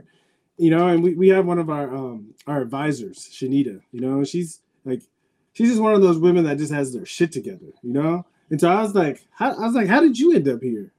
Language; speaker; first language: English; native; English